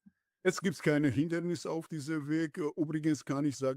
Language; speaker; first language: German; non-native, learner; Georgian